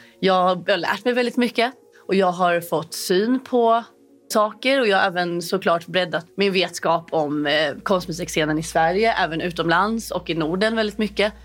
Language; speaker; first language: Swedish; native; Swedish